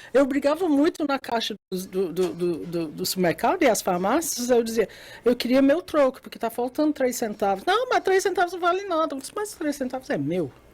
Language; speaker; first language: Portuguese; non-native, fluent; English